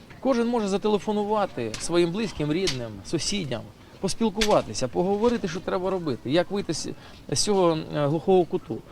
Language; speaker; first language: Ukrainian; non-native, local second language; Russian